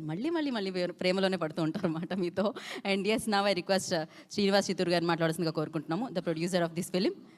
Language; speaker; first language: Telugu; native; Telugu